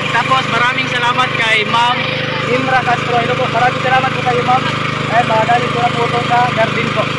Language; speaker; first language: Filipino; native; Filipino